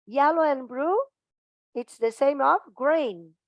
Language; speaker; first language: English; non-native, fluent; Portuguese